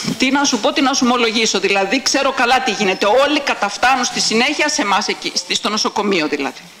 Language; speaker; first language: Greek; native; Greek